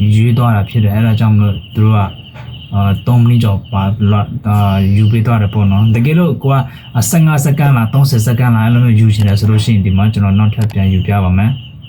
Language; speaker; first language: Burmese; non-native, local second language; Shan